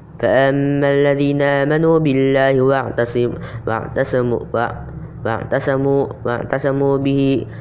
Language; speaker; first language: Arabic; non-native, learner; Indonesian